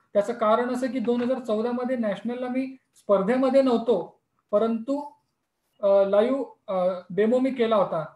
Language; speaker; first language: Marathi; non-native, local second language; Hindi